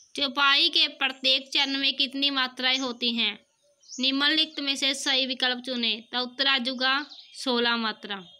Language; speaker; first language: Hindi; non-native, local second language; Punjabi